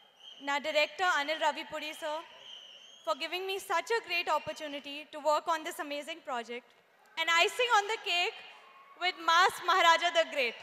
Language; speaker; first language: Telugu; non-native, learner; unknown